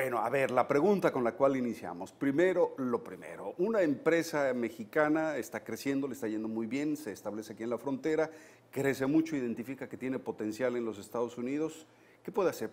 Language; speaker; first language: Spanish; native; Spanish